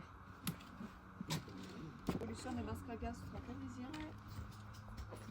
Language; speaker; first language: French; native; French